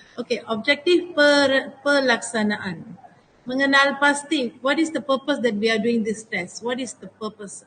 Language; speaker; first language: English; non-native, local second language; Malay